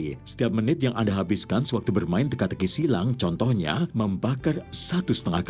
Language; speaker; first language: Indonesian; native; Indonesian